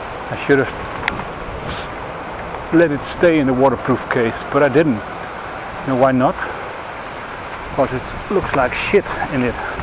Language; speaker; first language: English; non-native, fluent; Dutch